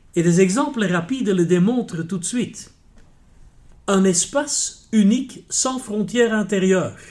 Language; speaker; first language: French; non-native, local second language; Dutch